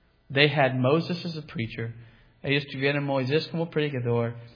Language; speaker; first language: English; native; English